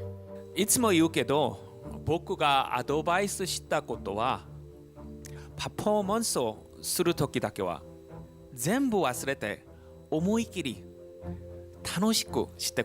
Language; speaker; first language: Japanese; non-native, learner; Korean